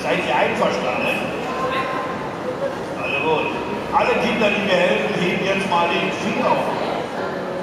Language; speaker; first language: German; native; German